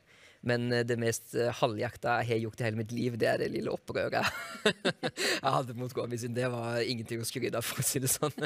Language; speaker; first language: Norwegian; native; Norwegian